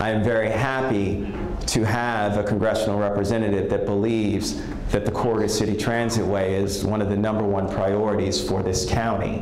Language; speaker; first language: English; native; English